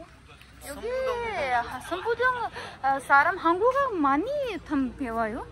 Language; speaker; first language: Korean; non-native, learner; Urdu